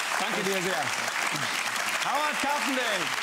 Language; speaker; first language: German; native; German